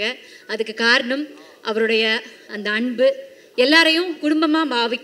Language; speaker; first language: Tamil; native; Tamil